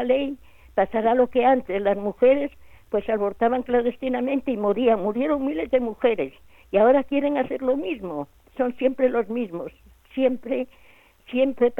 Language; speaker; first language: Spanish; native; Spanish